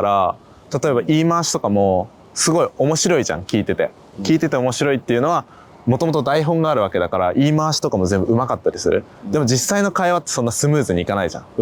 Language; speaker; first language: Japanese; native; Japanese